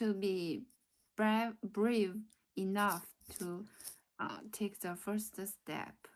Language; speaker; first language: English; non-native, learner; Chinese